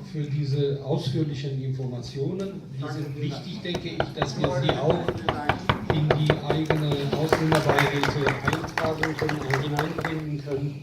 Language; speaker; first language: German; native; German